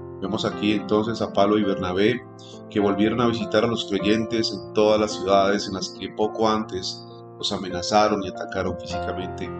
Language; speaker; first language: Spanish; native; Spanish